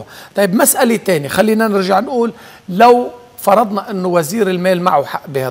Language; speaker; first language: Arabic; native; Arabic